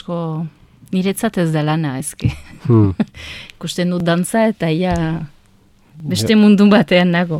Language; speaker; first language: Basque; non-native, local second language; French